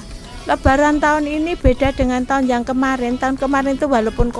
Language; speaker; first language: Indonesian; native; Indonesian